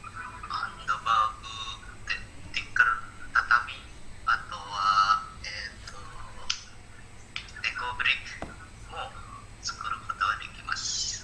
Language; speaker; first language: Japanese; non-native, learner; Indonesian